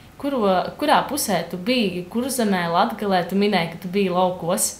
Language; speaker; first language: Latvian; native; Latvian